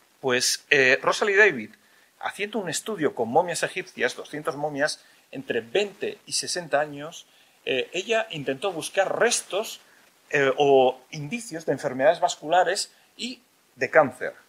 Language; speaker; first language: Spanish; native; Spanish